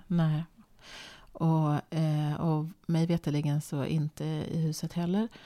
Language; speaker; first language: Swedish; native; Swedish